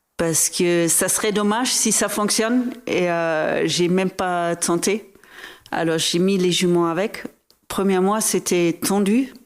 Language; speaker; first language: French; non-native, fluent; German